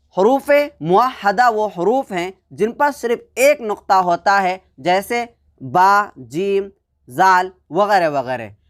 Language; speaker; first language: Hindi; native; Hindi